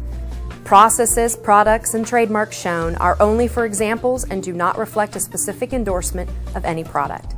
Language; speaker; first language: English; native; English